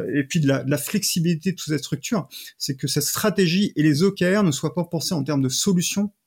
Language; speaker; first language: French; native; French